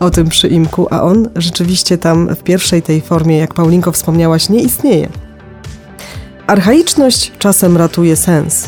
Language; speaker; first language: Polish; native; Polish